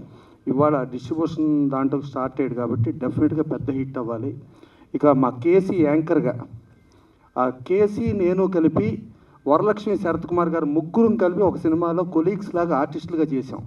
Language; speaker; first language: Telugu; native; Telugu